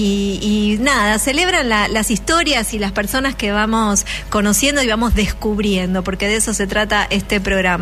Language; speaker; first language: Spanish; native; Spanish